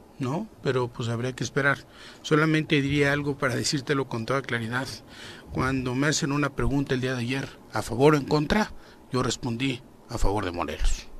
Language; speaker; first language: Spanish; native; Spanish